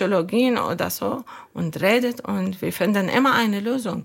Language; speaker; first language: German; non-native, learner; Arabic